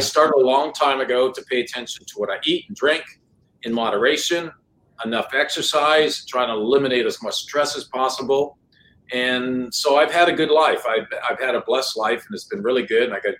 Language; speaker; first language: English; non-native, fluent; French